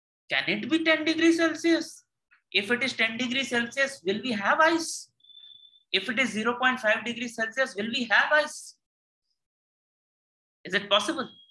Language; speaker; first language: English; non-native, local second language; Hindi